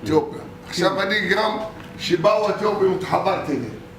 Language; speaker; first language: Hebrew; non-native, local second language; Arabic